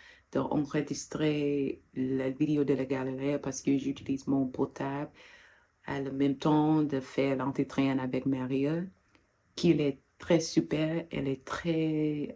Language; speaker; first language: French; non-native, learner; English